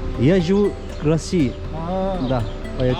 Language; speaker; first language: Russian; non-native, learner; Turkish